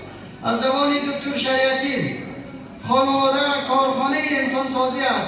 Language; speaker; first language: Persian; native; Persian